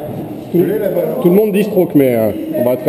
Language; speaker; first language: French; native; French